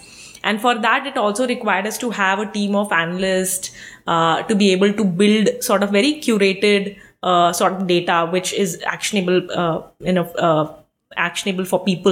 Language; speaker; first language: English; non-native, local second language; Hindi